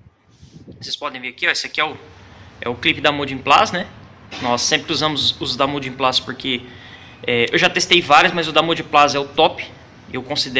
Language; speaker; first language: Portuguese; native; Portuguese